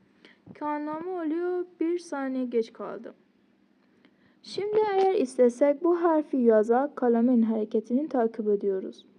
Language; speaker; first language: Turkish; non-native, fluent; Persian